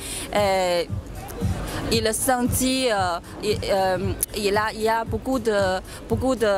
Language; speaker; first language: French; non-native, learner; Chinese